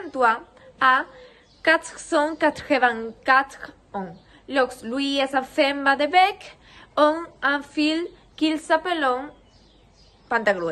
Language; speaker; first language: French; non-native, learner; Spanish